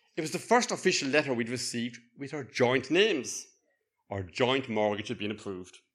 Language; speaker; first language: English; native; English